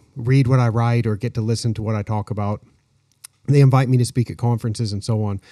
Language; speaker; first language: English; native; English